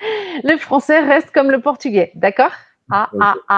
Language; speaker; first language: French; non-native, fluent; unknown